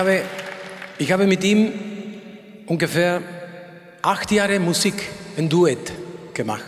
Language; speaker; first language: German; non-native, learner; Spanish